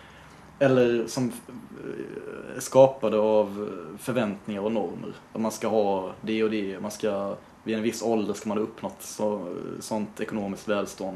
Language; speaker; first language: Swedish; native; Swedish